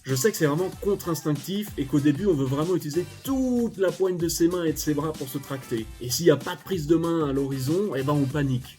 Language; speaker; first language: French; native; French